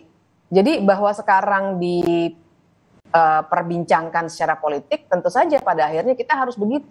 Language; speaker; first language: Indonesian; native; Indonesian